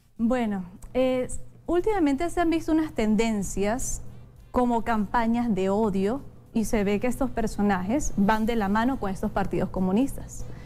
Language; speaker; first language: Spanish; native; Spanish